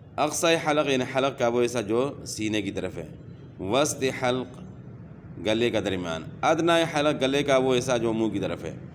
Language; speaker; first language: Urdu; native; Urdu